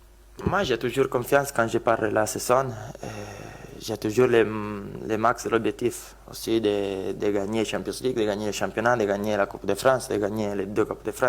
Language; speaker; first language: French; non-native, learner; Italian